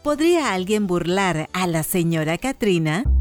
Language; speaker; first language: Spanish; native; Spanish